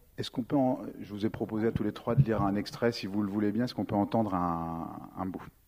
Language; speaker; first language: French; native; French